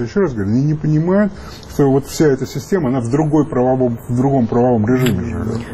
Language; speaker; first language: Russian; native; Russian